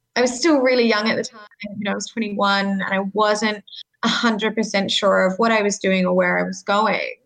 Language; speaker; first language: English; native; English